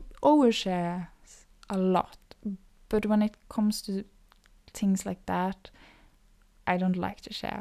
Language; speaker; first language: English; non-native, fluent; Norwegian